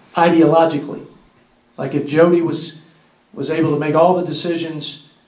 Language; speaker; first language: English; native; English